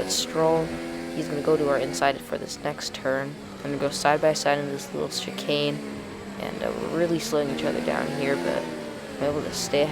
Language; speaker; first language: English; native; English